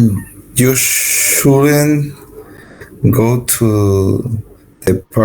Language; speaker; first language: English; non-native, learner; Spanish